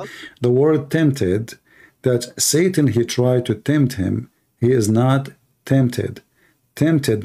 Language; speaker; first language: English; non-native, fluent; Arabic